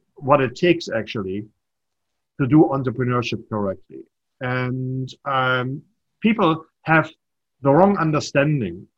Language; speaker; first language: English; non-native, fluent; German